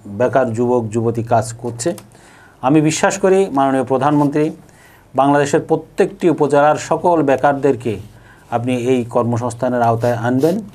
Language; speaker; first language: Bangla; native; Bangla